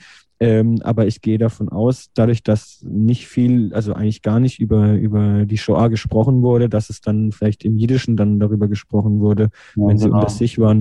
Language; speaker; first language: German; native; German